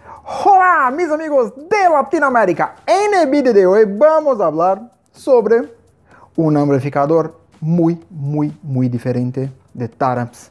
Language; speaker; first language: Spanish; non-native, fluent; Portuguese